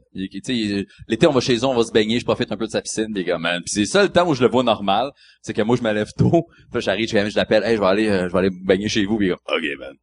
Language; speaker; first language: French; native; French